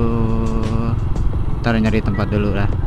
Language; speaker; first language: Indonesian; non-native, local second language; Sundanese